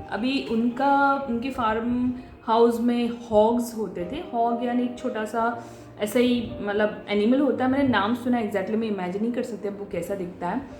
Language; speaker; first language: Hindi; non-native, local second language; Gujarati